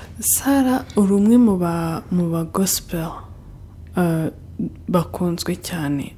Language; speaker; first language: Kinyarwanda; native; Kinyarwanda